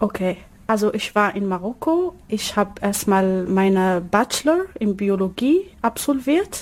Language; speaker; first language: German; non-native, learner; Arabic